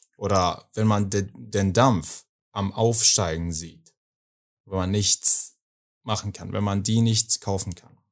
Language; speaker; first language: German; non-native, fluent; Persian